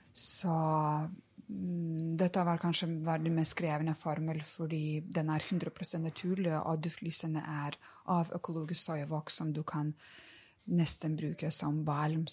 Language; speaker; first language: Norwegian; non-native, fluent; Lithuanian